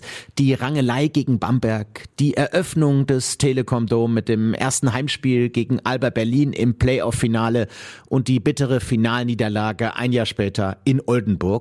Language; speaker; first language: German; native; German